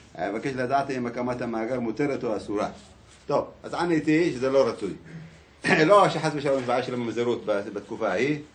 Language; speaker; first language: Hebrew; early bilingual, other home language; Arabic